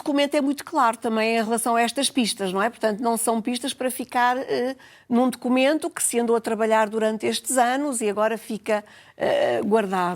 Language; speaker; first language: Portuguese; native; Portuguese